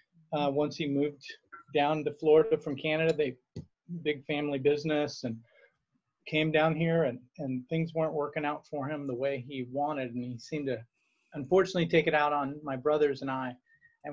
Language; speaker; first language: English; native; English